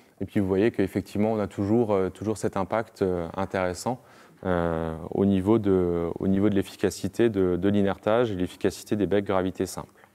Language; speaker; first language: French; native; French